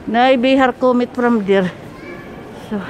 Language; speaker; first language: Swedish; non-native, learner; Filipino